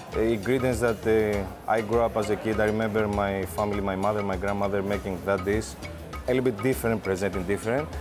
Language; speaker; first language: English; non-native, fluent; Greek